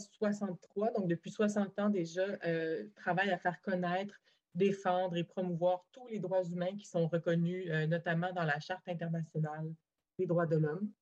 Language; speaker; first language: French; native; French